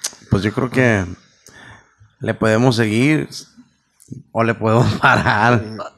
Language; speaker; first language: Spanish; early bilingual, heritage; Spanish